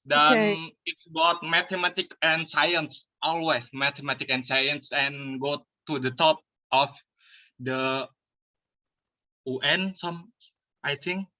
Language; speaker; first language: English; non-native, learner; Indonesian